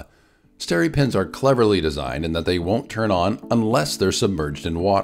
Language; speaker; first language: English; native; English